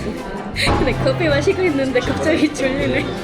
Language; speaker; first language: Korean; non-native, fluent; Spanish